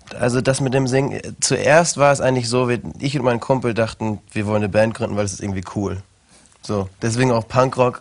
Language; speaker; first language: German; native; German